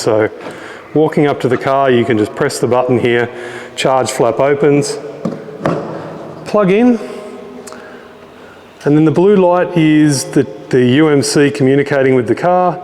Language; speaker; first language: English; native; English